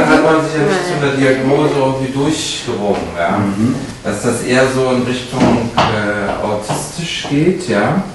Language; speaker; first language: German; native; German